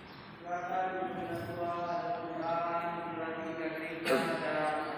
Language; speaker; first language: Indonesian; native; Indonesian